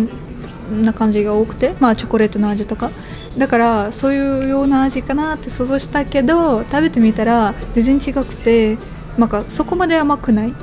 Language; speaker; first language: Japanese; non-native, fluent; Russian